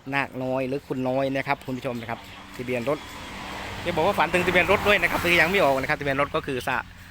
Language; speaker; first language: Thai; native; Thai